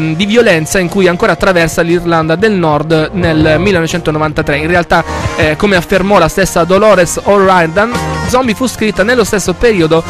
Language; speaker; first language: Italian; native; Italian